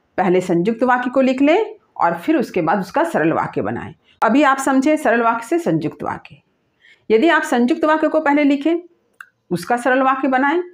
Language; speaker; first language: Hindi; native; Hindi